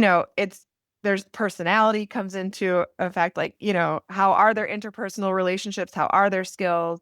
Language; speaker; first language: English; native; English